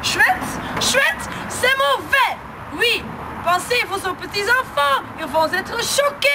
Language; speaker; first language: French; non-native, learner; Dutch